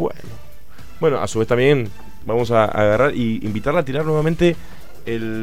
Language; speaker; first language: Spanish; native; Spanish